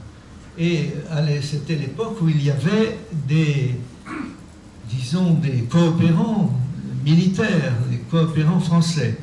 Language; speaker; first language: French; native; French